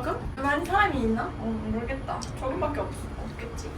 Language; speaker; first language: Korean; non-native, fluent; Japanese